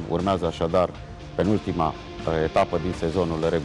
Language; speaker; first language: Romanian; native; Romanian